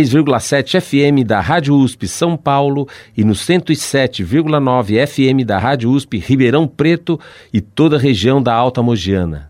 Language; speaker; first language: Portuguese; native; Portuguese